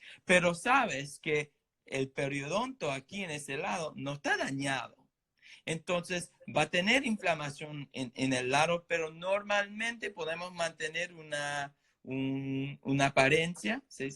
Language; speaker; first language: Spanish; non-native, fluent; English